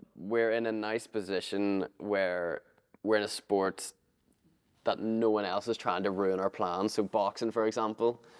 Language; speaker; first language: English; native; English